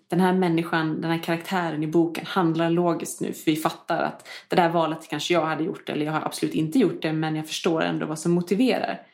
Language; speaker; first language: Swedish; native; Swedish